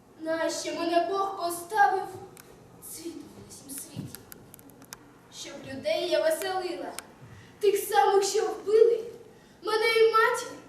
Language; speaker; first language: Ukrainian; native; Ukrainian